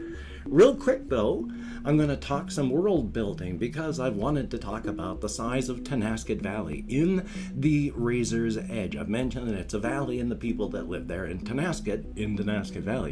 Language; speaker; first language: English; native; English